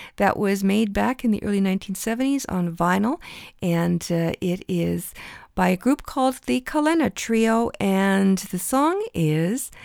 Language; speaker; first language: English; early bilingual, other home language; Ukrainian